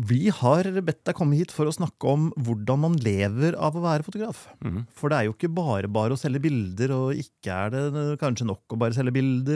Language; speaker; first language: Norwegian; native; Norwegian